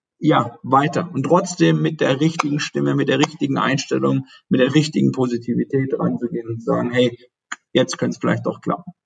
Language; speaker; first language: German; early bilingual, other home language; Turkish